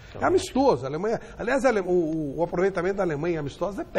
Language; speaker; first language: Portuguese; native; Portuguese